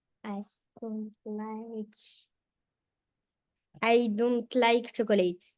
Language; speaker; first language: English; non-native, learner; French